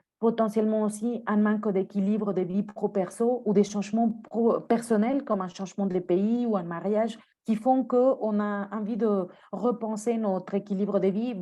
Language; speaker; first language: French; non-native, fluent; Spanish